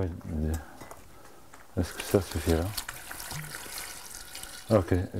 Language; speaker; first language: French; non-native, fluent; Bulgarian